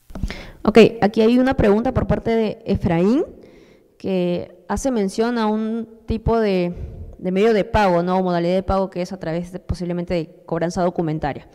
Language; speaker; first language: Spanish; native; Spanish